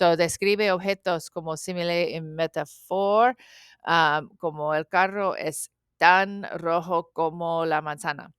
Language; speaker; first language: Spanish; non-native, learner; English